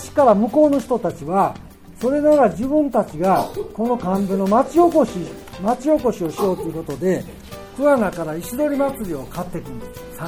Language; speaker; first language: Japanese; native; Japanese